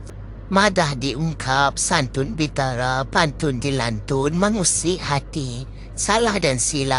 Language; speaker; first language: Malay; native; Malay